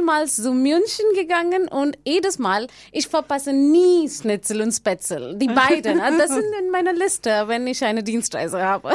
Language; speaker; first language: German; non-native, learner; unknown